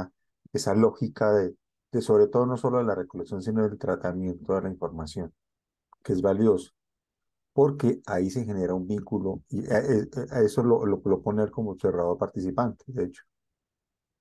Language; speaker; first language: Spanish; native; Spanish